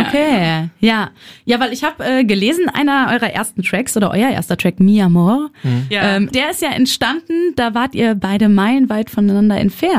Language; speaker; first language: German; native; German